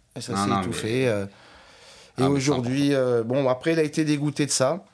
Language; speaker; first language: French; native; French